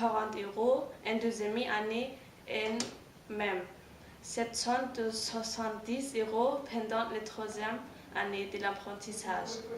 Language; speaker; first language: French; non-native, learner; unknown